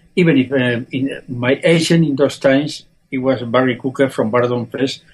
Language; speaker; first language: English; non-native, fluent; Spanish